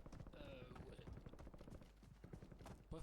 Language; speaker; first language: French; native; French